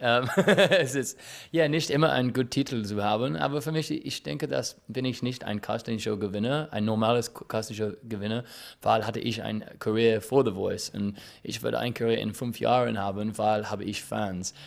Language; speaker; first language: German; non-native, learner; English